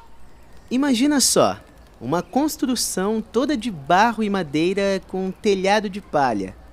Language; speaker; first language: Portuguese; native; Portuguese